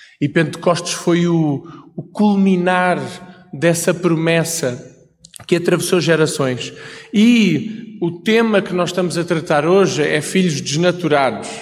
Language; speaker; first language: Portuguese; native; Portuguese